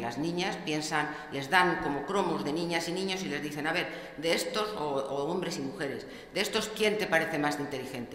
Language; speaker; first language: Spanish; native; Spanish